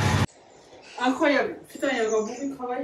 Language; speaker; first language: French; native; French